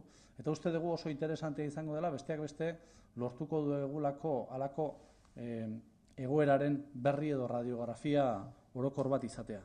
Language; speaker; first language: Basque; native; Basque